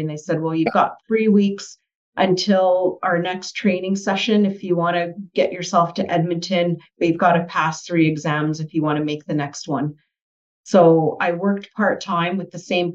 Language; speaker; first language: English; native; English